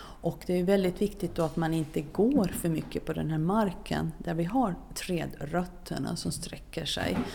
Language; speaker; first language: Swedish; native; Swedish